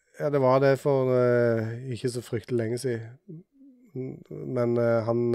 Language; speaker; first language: Norwegian; native; Norwegian